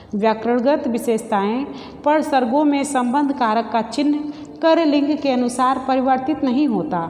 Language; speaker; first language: Hindi; native; Hindi